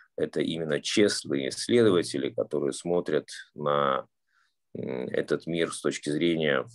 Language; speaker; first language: Russian; native; Russian